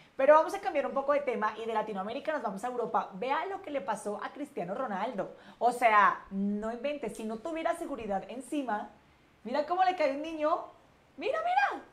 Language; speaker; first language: Spanish; native; Spanish